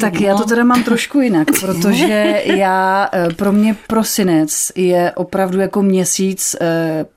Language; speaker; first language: Czech; native; Czech